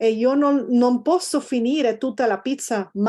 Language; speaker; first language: Italian; non-native, fluent; Spanish